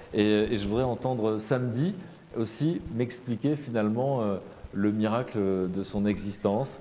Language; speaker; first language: French; native; French